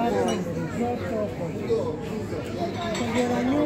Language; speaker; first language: Italian; non-native, learner; Filipino